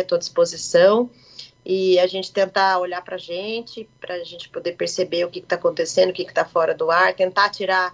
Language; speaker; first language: Portuguese; native; Portuguese